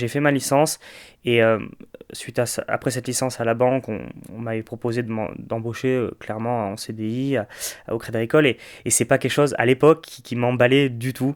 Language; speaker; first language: French; native; French